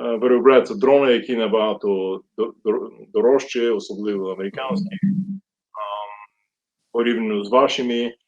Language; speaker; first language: Ukrainian; non-native, fluent; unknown